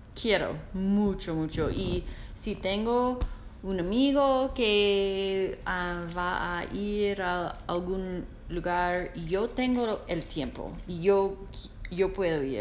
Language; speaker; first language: Spanish; non-native, learner; English